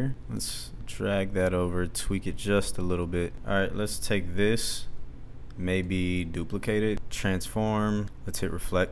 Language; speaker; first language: English; native; English